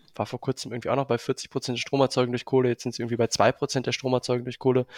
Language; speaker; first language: German; native; German